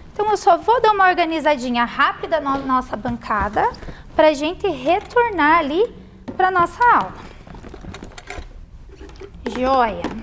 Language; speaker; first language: Portuguese; native; Portuguese